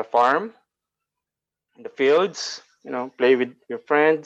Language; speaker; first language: English; non-native, local second language; Filipino